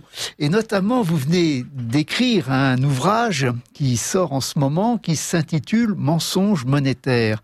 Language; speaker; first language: French; native; French